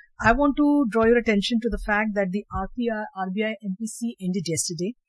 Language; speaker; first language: English; non-native, local second language; Hindi